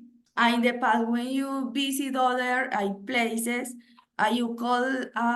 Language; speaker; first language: English; non-native, learner; Spanish